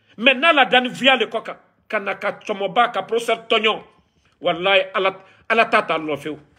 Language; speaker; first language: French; non-native, local second language; Mandingo